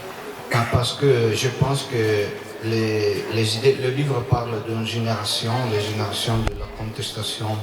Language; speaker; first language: French; non-native, learner; Italian